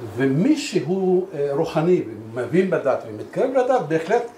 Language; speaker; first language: Hebrew; non-native, local second language; Arabic